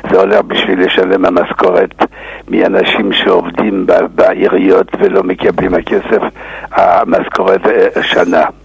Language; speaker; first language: Hebrew; non-native, fluent; English